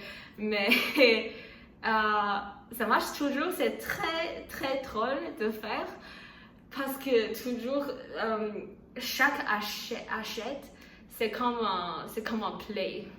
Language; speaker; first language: French; non-native, learner; Chinese